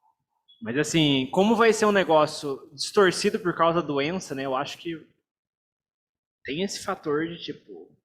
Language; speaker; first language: Portuguese; native; Portuguese